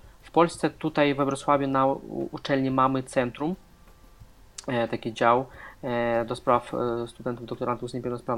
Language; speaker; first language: Polish; non-native, fluent; Russian